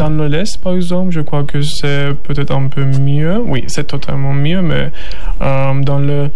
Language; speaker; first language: French; non-native, learner; Turkish